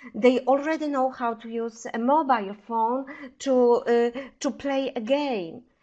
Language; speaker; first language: English; non-native, fluent; Polish